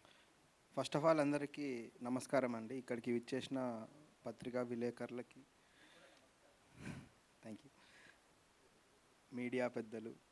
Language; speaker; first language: Telugu; native; Telugu